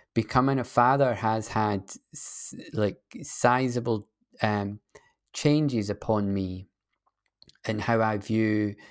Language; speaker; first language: English; native; English